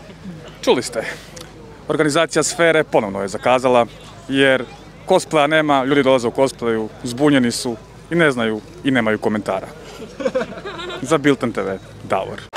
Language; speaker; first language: Croatian; native; Croatian